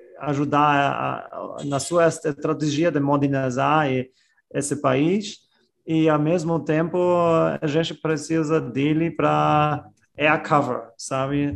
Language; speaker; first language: Portuguese; non-native, fluent; German